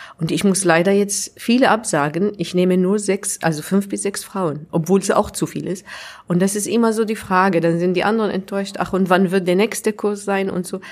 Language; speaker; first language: German; non-native, fluent; Arabic